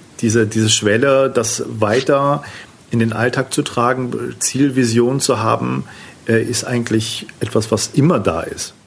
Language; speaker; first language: German; native; German